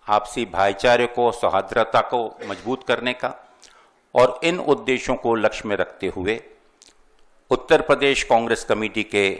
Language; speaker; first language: Hindi; native; Hindi